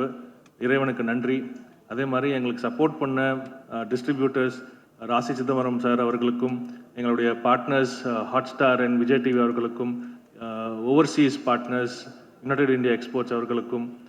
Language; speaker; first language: Tamil; native; Tamil